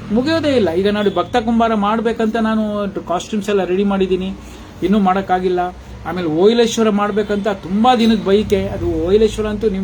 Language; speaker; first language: Kannada; non-native, local second language; Konkani